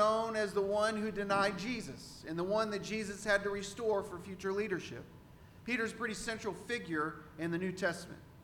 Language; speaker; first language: English; native; English